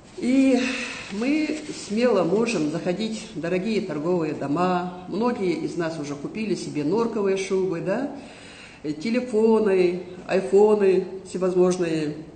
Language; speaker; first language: Russian; non-native, local second language; Kazakh